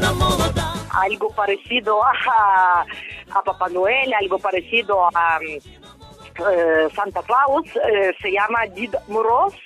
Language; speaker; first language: Spanish; non-native, fluent; Ukrainian